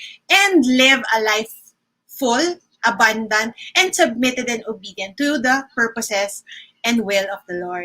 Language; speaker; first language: English; non-native, local second language; Filipino